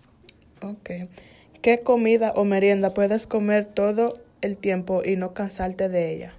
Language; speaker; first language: Spanish; early bilingual, heritage; Spanish